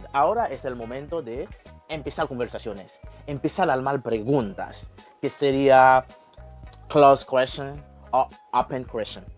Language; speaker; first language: Spanish; non-native, fluent; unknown